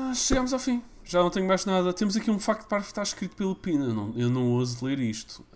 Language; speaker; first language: Portuguese; early bilingual, other home language; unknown